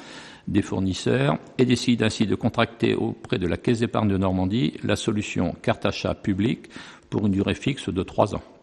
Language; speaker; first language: French; native; French